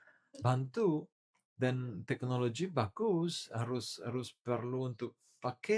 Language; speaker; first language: Indonesian; non-native, learner; Italian